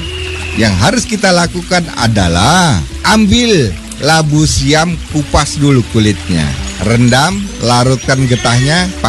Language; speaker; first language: Indonesian; native; Indonesian